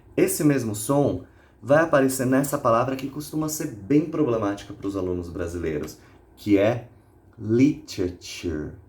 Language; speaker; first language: Portuguese; native; Portuguese